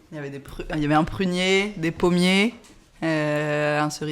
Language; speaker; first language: French; native; French